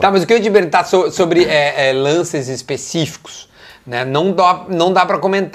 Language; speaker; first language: Portuguese; native; Portuguese